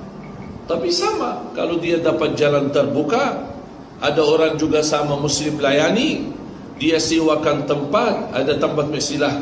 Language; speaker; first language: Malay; non-native, fluent; Arabic